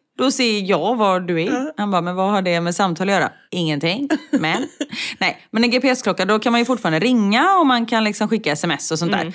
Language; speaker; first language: Swedish; native; Swedish